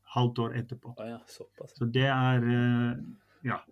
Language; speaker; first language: Norwegian; non-native, fluent; Dutch